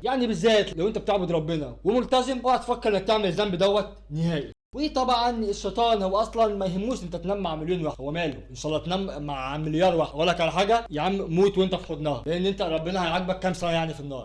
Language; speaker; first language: Arabic; native; Arabic